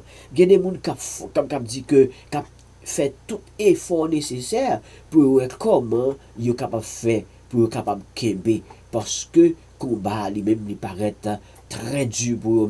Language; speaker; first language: French; non-native, learner; Haitian Creole